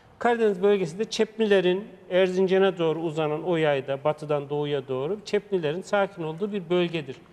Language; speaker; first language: Turkish; native; Turkish